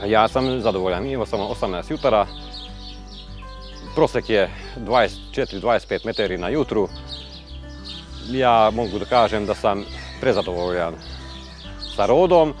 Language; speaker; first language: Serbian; non-native, local second language; Hungarian